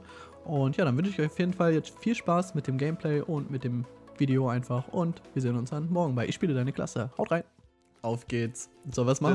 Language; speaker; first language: German; native; German